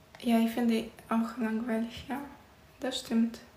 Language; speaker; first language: German; non-native, learner; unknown